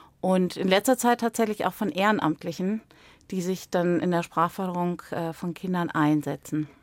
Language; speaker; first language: German; native; German